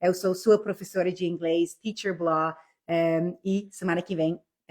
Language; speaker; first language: Portuguese; non-native, fluent; English